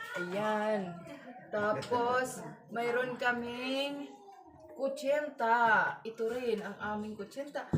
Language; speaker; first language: Filipino; non-native, local second language; Waray